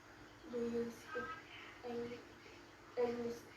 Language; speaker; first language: English; non-native, learner; Indonesian